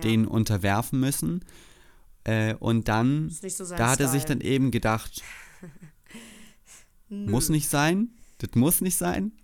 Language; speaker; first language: German; native; German